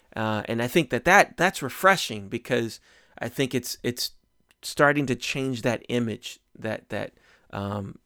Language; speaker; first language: English; native; English